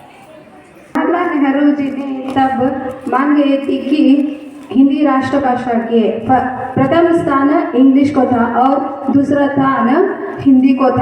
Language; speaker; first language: Hindi; non-native, local second language; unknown